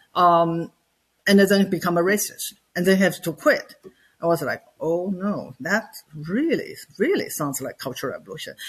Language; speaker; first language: English; non-native, fluent; Chinese